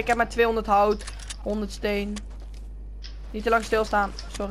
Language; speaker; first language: Dutch; native; Dutch